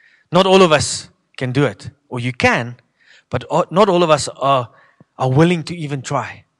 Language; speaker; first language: English; non-native, local second language; Afrikaans